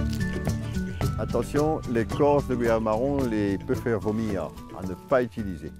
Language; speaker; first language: French; native; French